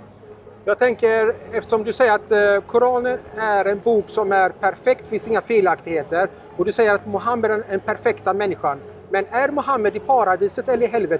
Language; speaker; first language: Swedish; native; Swedish